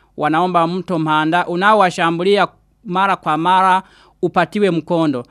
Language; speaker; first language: Swahili; non-native, local second language; Rundi